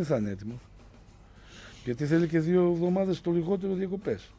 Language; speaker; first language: Greek; native; Greek